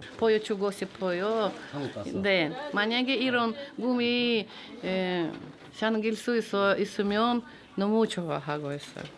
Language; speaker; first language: Korean; early bilingual, heritage; Korean